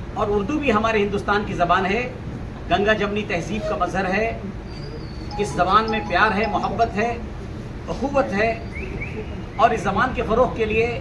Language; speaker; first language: Urdu; native; Urdu